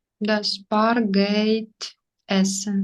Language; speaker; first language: German; non-native, learner; Ukrainian